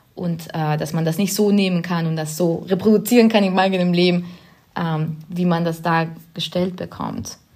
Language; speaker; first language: German; non-native, fluent; Spanish